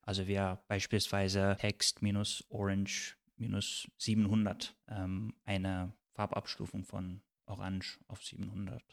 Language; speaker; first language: German; non-native, fluent; Turkish